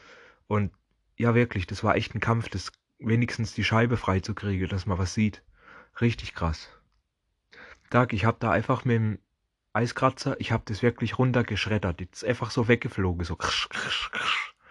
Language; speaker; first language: German; native; German